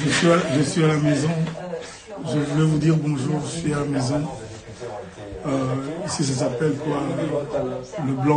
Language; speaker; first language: French; non-native, local second language; Lingala